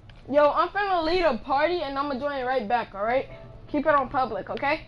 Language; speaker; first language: English; native; English